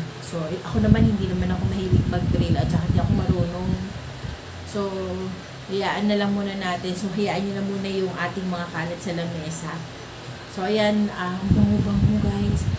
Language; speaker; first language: Filipino; native; Filipino